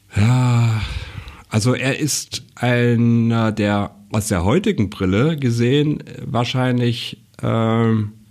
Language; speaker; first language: German; native; German